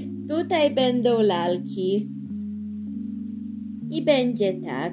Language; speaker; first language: Polish; early bilingual, heritage; Polish